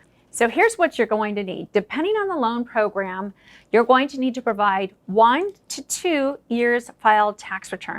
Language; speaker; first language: English; native; English